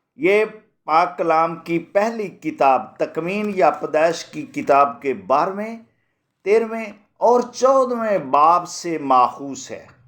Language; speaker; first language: Urdu; non-native, local second language; Punjabi